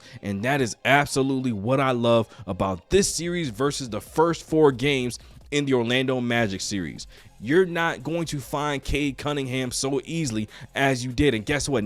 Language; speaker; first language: English; native; English